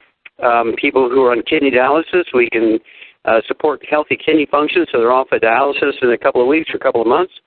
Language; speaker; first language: English; native; English